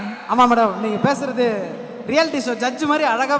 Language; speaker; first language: Tamil; native; Tamil